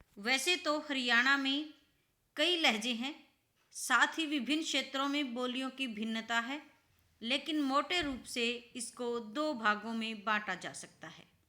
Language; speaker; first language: Hindi; native; Hindi